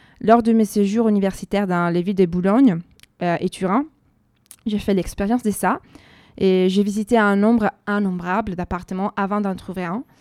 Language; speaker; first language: French; non-native, fluent; Italian